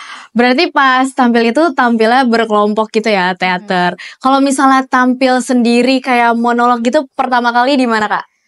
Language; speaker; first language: Indonesian; native; Indonesian